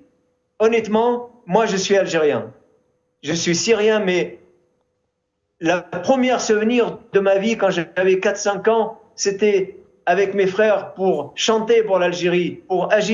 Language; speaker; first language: French; non-native, fluent; Arabic